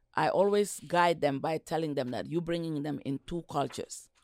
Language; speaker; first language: English; non-native, local second language; Wolof